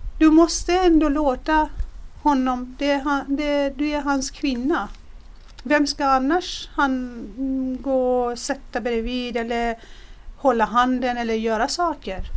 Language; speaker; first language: Swedish; non-native, fluent; Persian